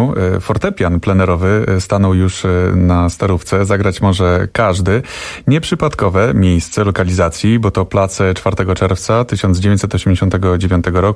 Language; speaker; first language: Polish; native; Polish